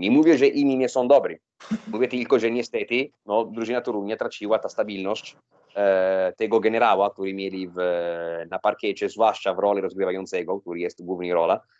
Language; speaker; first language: Polish; non-native, fluent; Italian